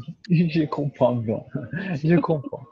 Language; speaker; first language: French; non-native, fluent; Portuguese